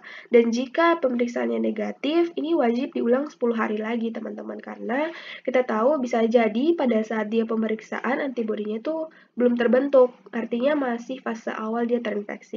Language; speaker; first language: Indonesian; native; Indonesian